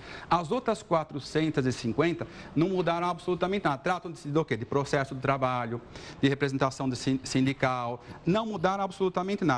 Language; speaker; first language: Portuguese; native; Portuguese